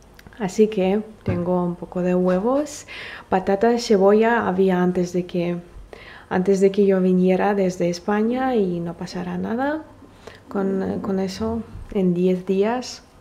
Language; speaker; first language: Spanish; non-native, fluent; Russian